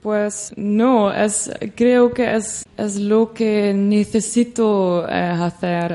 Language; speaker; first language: Spanish; non-native, learner; Dutch